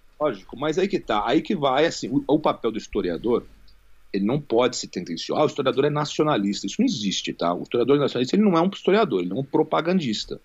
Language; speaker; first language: Portuguese; native; Portuguese